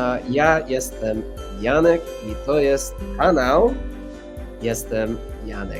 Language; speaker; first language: Polish; non-native, fluent; English